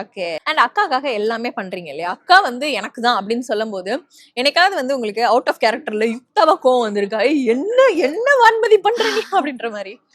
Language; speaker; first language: Tamil; native; Tamil